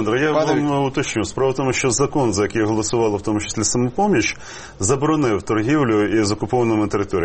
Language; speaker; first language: Ukrainian; native; Ukrainian